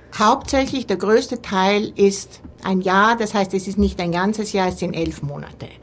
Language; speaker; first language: German; native; German